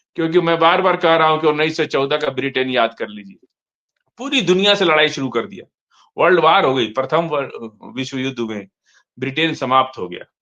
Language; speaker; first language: Hindi; native; Hindi